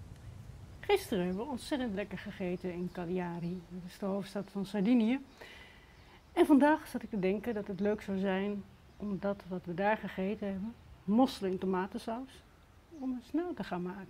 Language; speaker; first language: Dutch; native; Dutch